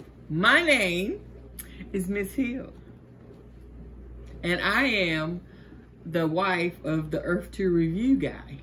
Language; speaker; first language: English; native; English